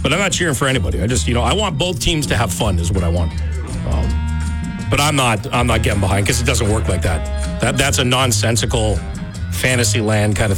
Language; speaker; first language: English; native; English